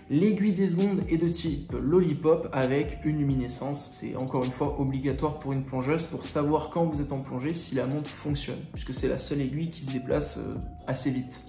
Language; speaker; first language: French; native; French